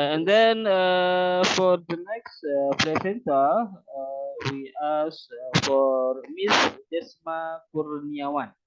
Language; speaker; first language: English; non-native, learner; Indonesian